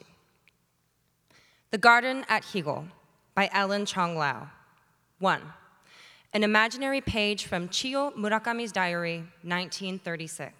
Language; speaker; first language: English; native; English